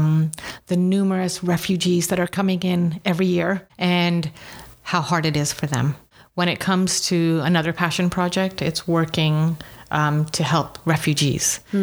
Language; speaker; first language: English; native; English